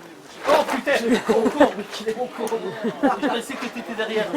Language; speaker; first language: French; native; French